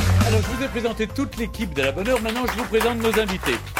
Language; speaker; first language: French; native; French